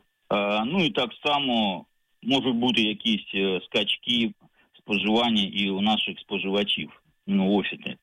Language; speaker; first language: Ukrainian; native; Ukrainian